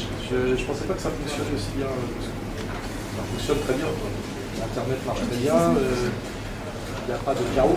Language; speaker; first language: French; native; French